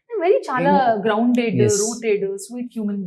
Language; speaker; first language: Telugu; non-native, learner; Kannada